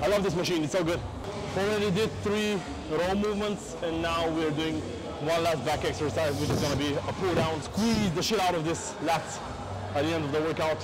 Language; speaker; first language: English; non-native, fluent; Bulgarian